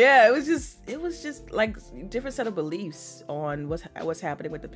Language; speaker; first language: English; native; English